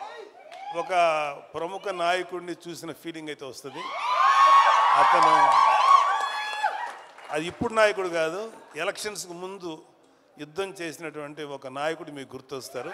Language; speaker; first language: Telugu; native; Telugu